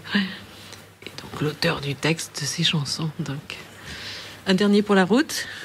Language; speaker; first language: French; native; French